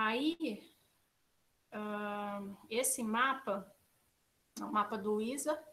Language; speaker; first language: Portuguese; native; Portuguese